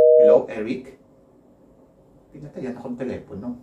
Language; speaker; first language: Filipino; native; Filipino